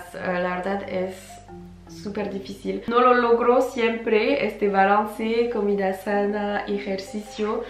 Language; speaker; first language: Spanish; non-native, fluent; French